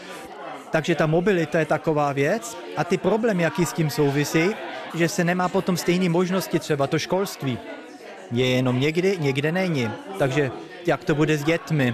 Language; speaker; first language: Czech; early bilingual, heritage; Czech